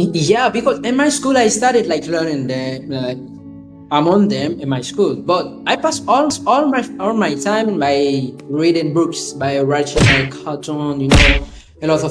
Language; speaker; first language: English; non-native, fluent; Haitian Creole